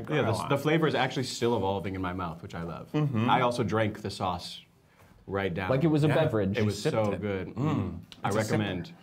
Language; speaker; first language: English; native; English